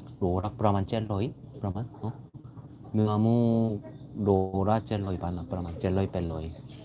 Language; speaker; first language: Thai; non-native, learner; Korean